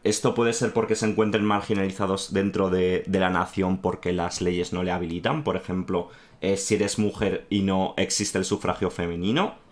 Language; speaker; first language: Spanish; native; Spanish